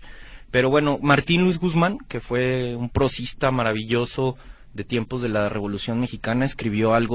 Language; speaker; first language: Spanish; native; Spanish